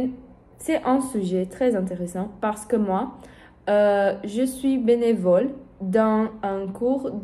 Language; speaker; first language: French; non-native, learner; Portuguese